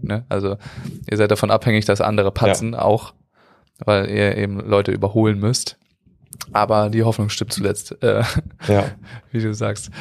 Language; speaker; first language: German; native; German